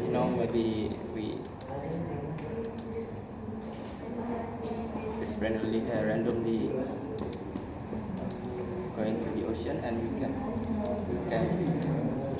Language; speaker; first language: English; non-native, learner; Indonesian